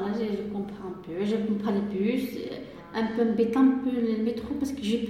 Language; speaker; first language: French; non-native, learner; Arabic